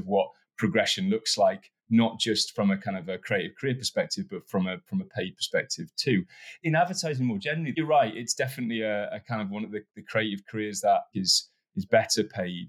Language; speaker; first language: English; native; English